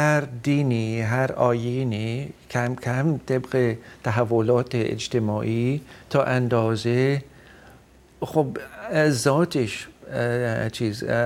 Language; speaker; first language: Persian; non-native, fluent; Dutch